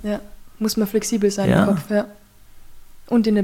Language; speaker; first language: German; native; German